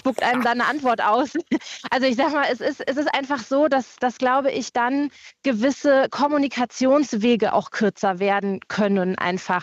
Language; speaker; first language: German; native; German